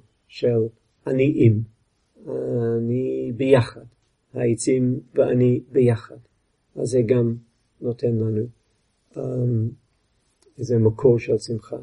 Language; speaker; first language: Hebrew; non-native, fluent; English